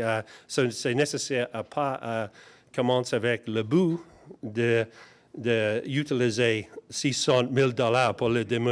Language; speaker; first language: French; non-native, learner; English